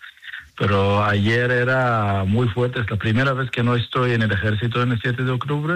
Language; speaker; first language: Spanish; non-native, fluent; Hebrew